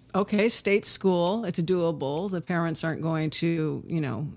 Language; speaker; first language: English; native; English